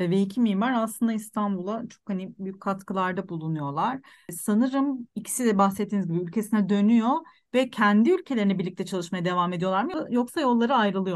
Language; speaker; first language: Turkish; native; Turkish